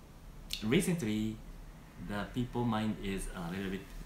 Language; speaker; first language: English; non-native, learner; Japanese